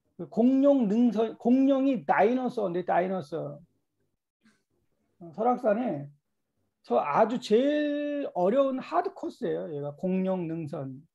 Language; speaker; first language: Korean; native; Korean